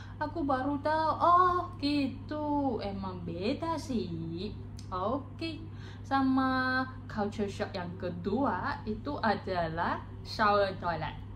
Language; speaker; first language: Indonesian; non-native, learner; Chinese